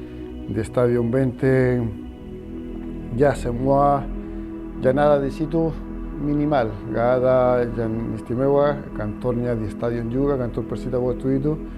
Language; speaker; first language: Indonesian; non-native, fluent; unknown